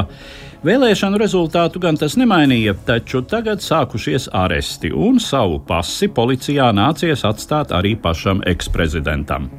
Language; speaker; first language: Latvian; native; Latvian